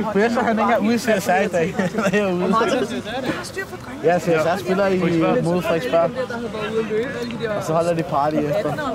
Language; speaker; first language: Danish; native; Danish